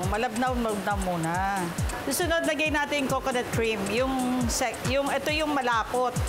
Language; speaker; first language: Filipino; native; Filipino